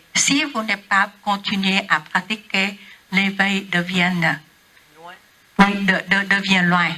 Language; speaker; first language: French; non-native, learner; Vietnamese